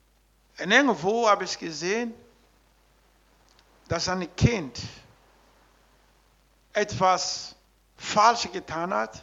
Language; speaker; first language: German; non-native, learner; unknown